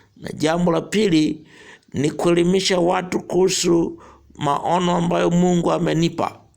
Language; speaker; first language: Swahili; non-native, local second language; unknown